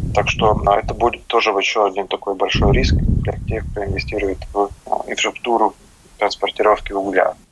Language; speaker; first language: Russian; non-native, local second language; Latvian